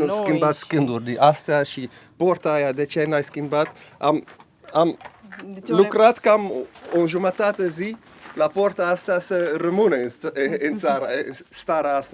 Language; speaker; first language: Romanian; non-native, learner; Dutch